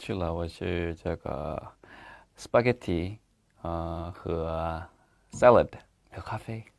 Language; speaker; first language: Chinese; non-native, learner; Thai